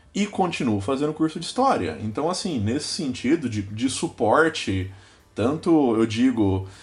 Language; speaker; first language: Portuguese; native; Portuguese